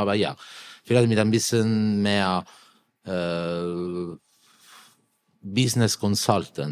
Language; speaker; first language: German; non-native, learner; Italian